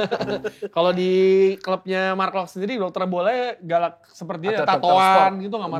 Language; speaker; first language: Indonesian; native; Indonesian